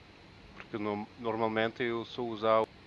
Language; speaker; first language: Portuguese; non-native, learner; German